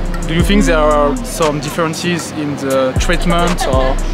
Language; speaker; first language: English; non-native, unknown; French